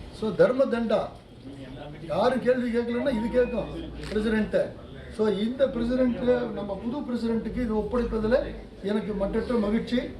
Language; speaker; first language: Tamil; non-native, local second language; Hindi